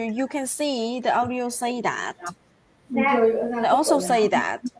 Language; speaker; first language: English; non-native, learner; Vietnamese